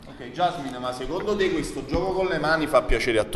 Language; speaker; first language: Italian; native; Italian